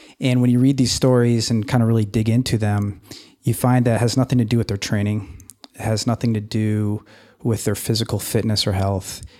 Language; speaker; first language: English; native; English